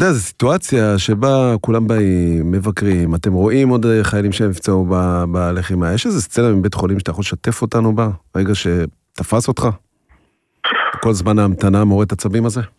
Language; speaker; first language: Hebrew; native; Hebrew